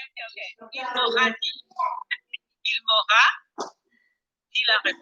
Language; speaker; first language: French; non-native, learner; English